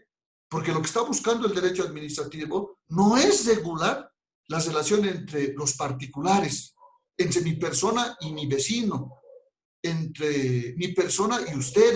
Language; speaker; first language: Spanish; native; Spanish